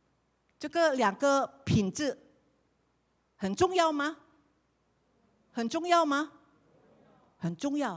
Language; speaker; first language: Chinese; non-native, learner; Indonesian